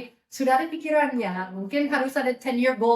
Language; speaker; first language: Indonesian; non-native, fluent; English